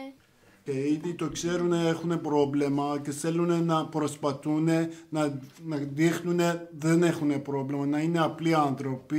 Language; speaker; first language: Greek; non-native, learner; Persian